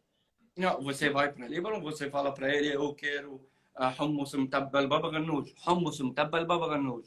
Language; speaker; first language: Portuguese; non-native, learner; Arabic